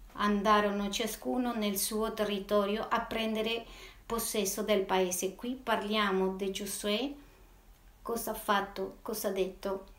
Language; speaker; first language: Italian; non-native, fluent; Spanish